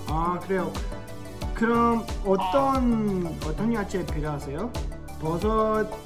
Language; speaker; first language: Korean; non-native, learner; English